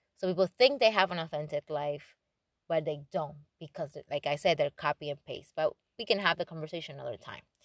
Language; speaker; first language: English; non-native, fluent; Spanish